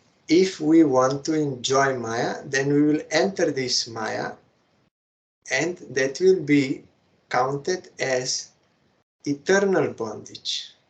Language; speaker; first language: English; non-native, fluent; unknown